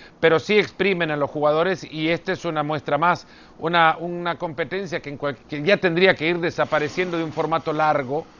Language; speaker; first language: Spanish; native; Spanish